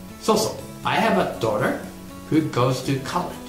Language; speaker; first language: English; non-native, fluent; Japanese